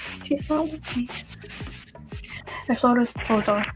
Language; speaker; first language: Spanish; non-native, learner; English